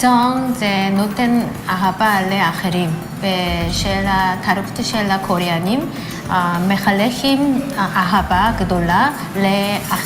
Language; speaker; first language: Hebrew; non-native, learner; Korean